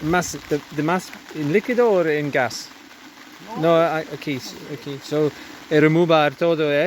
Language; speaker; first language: Spanish; non-native, learner; English